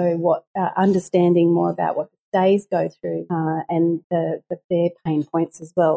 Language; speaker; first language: English; native; English